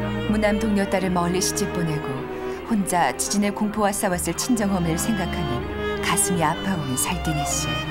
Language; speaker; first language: Korean; native; Korean